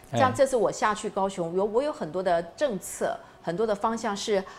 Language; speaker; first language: Chinese; native; Chinese